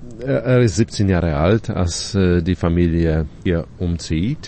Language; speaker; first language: German; non-native, fluent; Polish